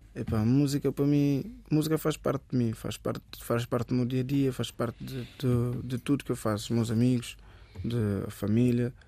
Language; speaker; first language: Portuguese; early bilingual, other home language; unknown